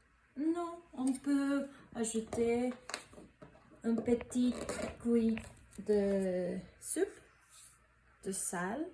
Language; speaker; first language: French; non-native, learner; Spanish